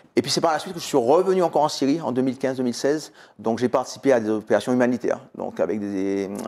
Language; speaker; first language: French; native; French